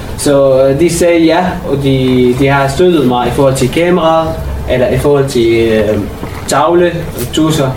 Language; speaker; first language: Danish; non-native, fluent; Arabic